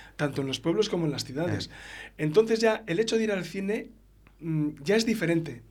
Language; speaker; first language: Spanish; native; Spanish